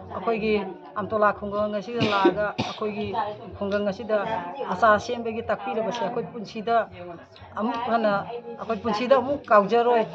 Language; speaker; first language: Manipuri; native; Manipuri